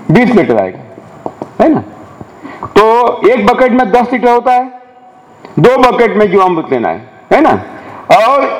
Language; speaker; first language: Hindi; non-native, local second language; Marathi